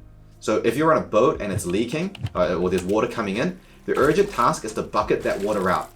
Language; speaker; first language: English; native; English